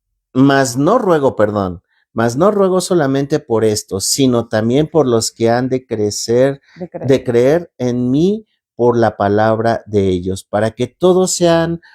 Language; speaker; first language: Spanish; native; Spanish